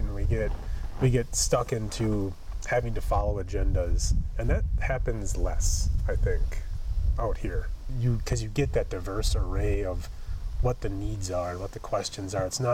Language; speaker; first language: English; native; English